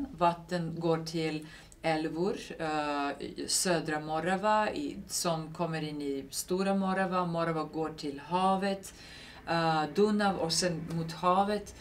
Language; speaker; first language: Swedish; non-native, fluent; Serbian